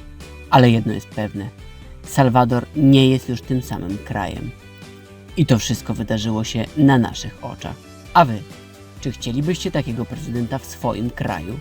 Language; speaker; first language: Polish; native; Polish